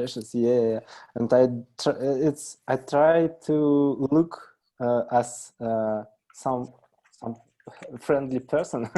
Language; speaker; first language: English; non-native, learner; Russian